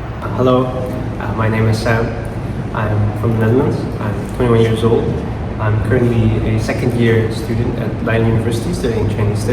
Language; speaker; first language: English; non-native, fluent; Dutch